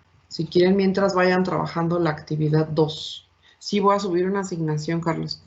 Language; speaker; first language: Spanish; native; Spanish